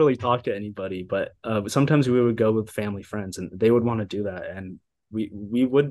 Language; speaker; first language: English; native; English